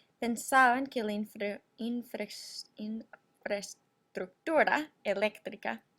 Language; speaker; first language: Spanish; non-native, fluent; English